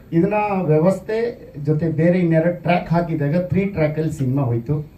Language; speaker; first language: Kannada; non-native, local second language; Kodava